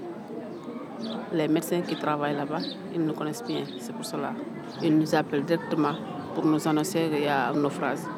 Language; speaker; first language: French; non-native, local second language; Fula